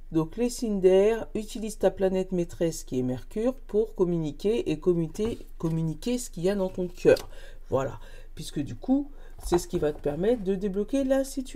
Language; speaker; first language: French; native; French